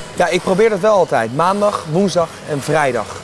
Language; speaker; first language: Dutch; native; Dutch